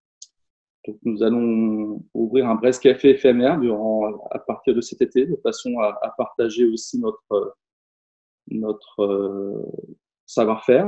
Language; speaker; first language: French; native; French